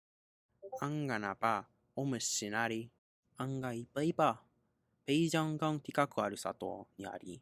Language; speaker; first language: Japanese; non-native, learner; English